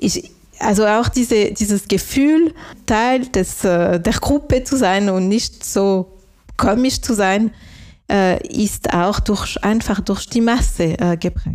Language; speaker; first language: German; non-native, local second language; French